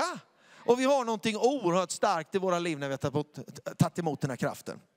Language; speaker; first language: Swedish; native; Swedish